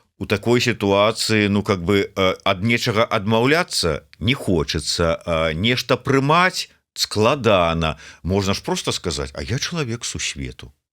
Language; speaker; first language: Belarusian; non-native, local second language; Russian